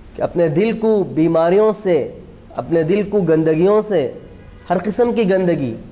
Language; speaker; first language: Urdu; native; Urdu